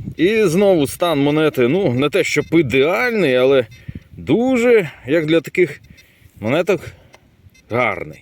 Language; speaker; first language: Ukrainian; native; Ukrainian